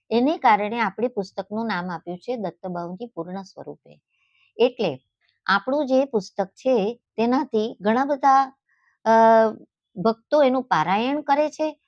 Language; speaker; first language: Gujarati; native; Gujarati